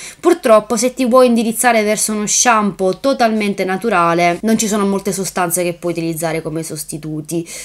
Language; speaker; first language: Italian; native; Italian